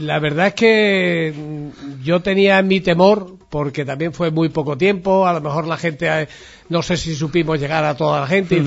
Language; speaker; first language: Spanish; native; Spanish